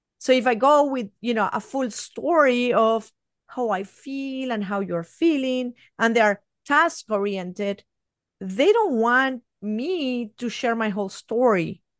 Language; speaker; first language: English; non-native, fluent; Spanish